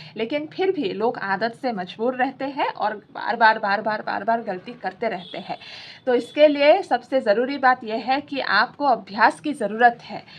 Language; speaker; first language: Hindi; non-native, local second language; Assamese